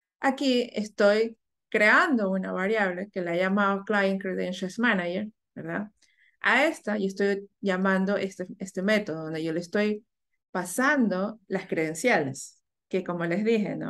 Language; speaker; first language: Spanish; native; Spanish